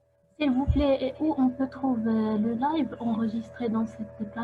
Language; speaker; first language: French; non-native, local second language; Arabic